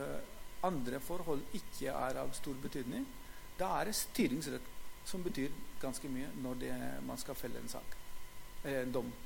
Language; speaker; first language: Norwegian; non-native, fluent; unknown